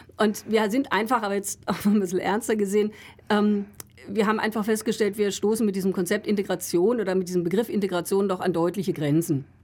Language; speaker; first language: German; native; German